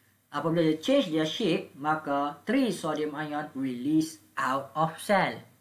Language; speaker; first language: English; non-native, local second language; Malay